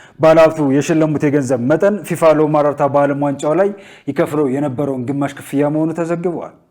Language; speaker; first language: Amharic; native; Amharic